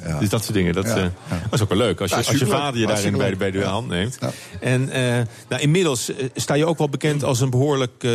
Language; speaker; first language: Dutch; native; Dutch